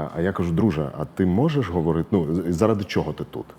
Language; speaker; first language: Ukrainian; non-native, local second language; Russian